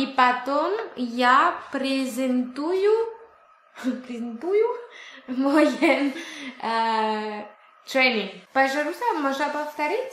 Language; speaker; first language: Russian; non-native, learner; French